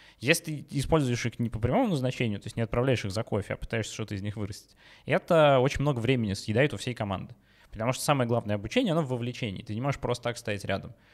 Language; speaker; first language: Russian; native; Russian